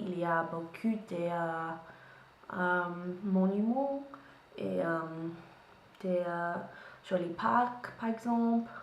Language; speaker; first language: French; non-native, learner; English